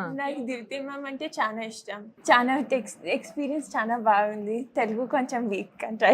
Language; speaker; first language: Telugu; early bilingual, heritage; Telugu